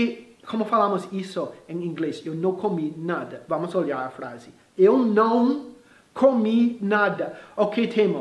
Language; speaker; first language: Portuguese; non-native, fluent; English